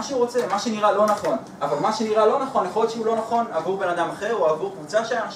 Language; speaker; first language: Hebrew; native; Hebrew